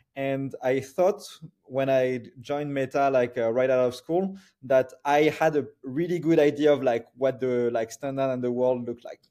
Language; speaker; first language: English; non-native, fluent; French